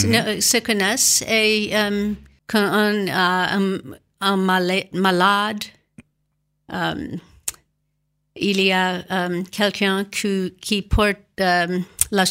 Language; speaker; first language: French; non-native, learner; English